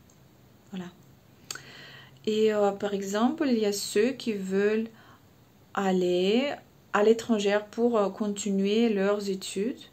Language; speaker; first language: French; non-native, fluent; Russian